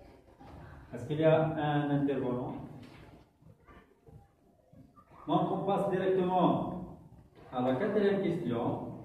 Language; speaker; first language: French; non-native, local second language; Kabyle